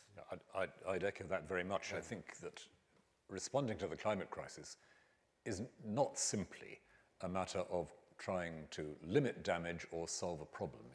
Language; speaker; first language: English; native; English